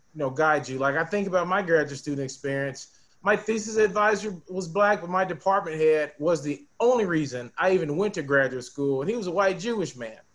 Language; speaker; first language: English; native; English